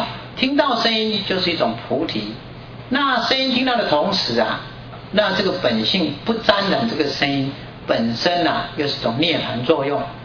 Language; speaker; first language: Chinese; native; Chinese